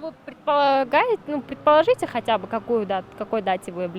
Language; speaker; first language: Russian; native; Russian